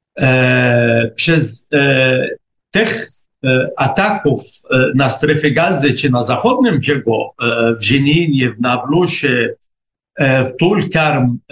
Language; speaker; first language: Polish; non-native, fluent; Arabic